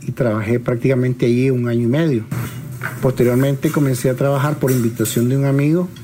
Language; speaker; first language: Spanish; native; Spanish